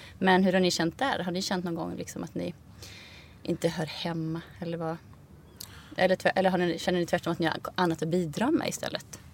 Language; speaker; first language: Swedish; early bilingual, other home language; Icelandic